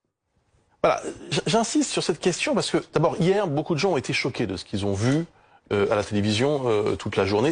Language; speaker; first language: French; native; French